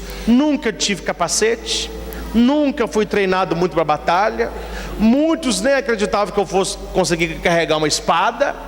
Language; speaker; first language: Portuguese; native; Portuguese